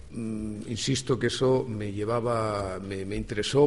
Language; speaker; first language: Spanish; native; Spanish